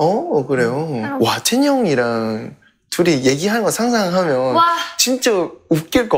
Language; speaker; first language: Korean; non-native, fluent; Thai